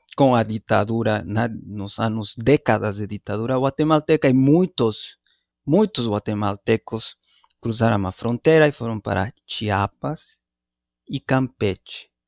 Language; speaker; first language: Portuguese; non-native, fluent; Spanish